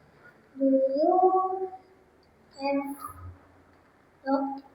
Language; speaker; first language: English; non-native, learner; Indonesian